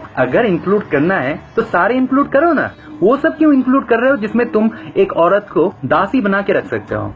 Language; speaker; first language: Hindi; non-native, fluent; Bangla